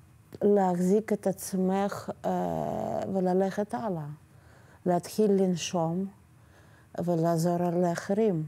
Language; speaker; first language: Hebrew; non-native, fluent; Russian